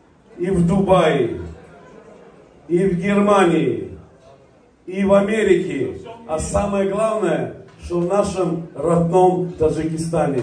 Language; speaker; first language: Russian; non-native, local second language; Tajik